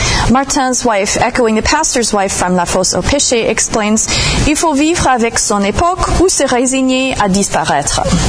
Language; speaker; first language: French; non-native, fluent; English